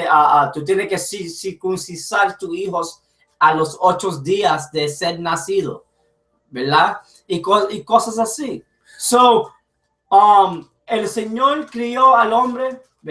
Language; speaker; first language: Spanish; early bilingual, heritage; English